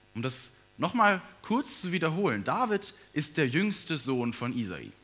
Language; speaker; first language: German; native; German